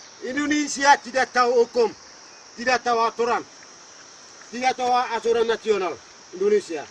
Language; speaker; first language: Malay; non-native, local second language; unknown